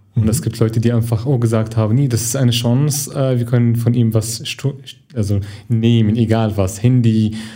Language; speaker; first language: German; non-native, fluent; Arabic